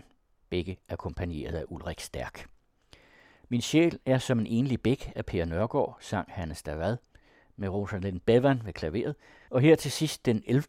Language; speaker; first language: Danish; native; Danish